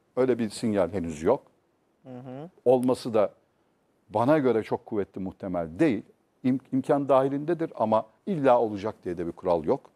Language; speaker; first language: Turkish; native; Turkish